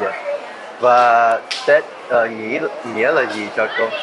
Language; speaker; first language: Vietnamese; early bilingual, heritage; Vietnamese